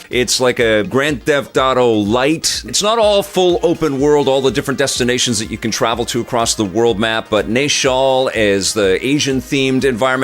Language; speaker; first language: English; native; English